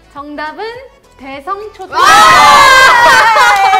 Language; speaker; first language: Korean; native; Korean